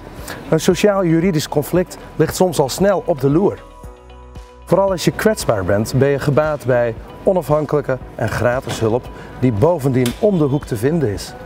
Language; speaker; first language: Dutch; native; Dutch